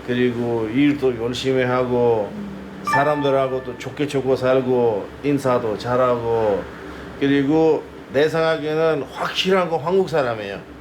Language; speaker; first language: Korean; non-native, fluent; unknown